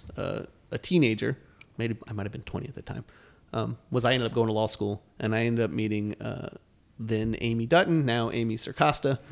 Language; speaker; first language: English; native; English